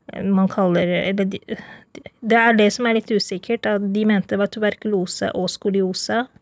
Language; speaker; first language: Norwegian; early bilingual, other home language; Urdu